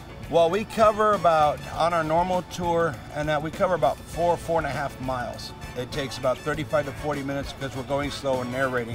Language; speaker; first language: English; native; English